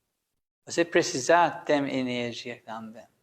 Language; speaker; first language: Portuguese; non-native, learner; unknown